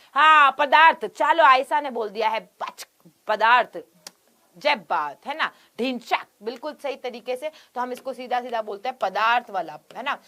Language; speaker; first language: Hindi; native; Hindi